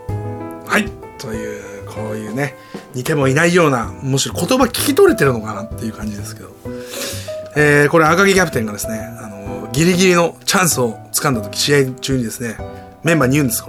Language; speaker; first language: Japanese; native; Japanese